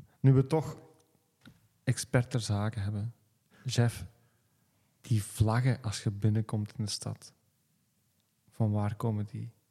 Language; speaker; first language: Dutch; native; Dutch